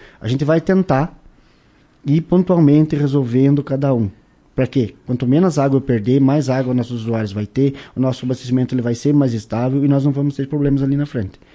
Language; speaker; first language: Portuguese; native; Portuguese